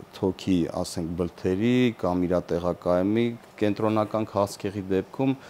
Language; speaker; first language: Armenian; native; Armenian